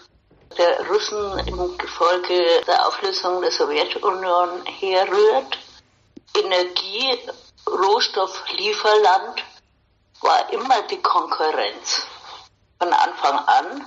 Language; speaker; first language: German; native; German